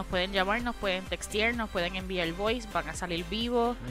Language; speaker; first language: Spanish; native; Spanish